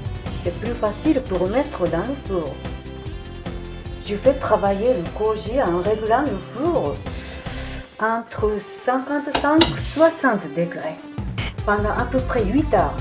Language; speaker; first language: French; non-native, fluent; Japanese